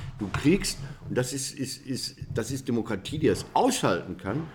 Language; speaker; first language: German; native; German